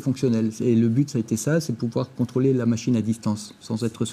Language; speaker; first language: French; native; French